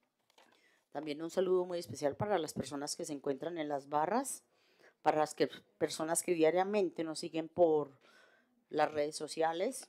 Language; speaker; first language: Spanish; native; Spanish